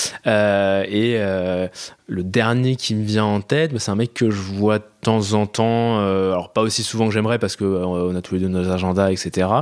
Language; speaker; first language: French; native; French